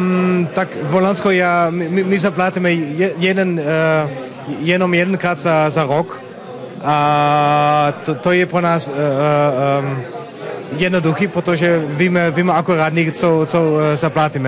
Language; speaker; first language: Czech; non-native, learner; Dutch